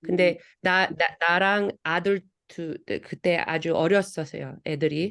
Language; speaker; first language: Korean; early bilingual, heritage; Korean